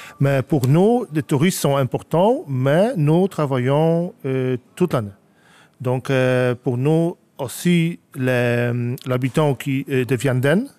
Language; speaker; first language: French; non-native, learner; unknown